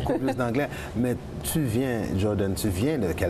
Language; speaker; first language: French; native; French